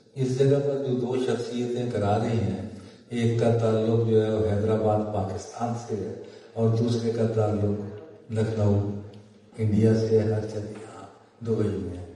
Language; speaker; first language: Urdu; non-native, local second language; Punjabi